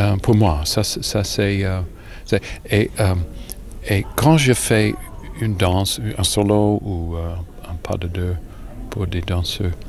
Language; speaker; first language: French; non-native, learner; English